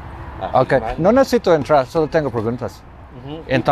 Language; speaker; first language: Spanish; non-native, learner; English